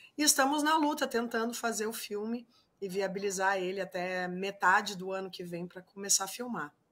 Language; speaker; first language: Portuguese; non-native, fluent; Spanish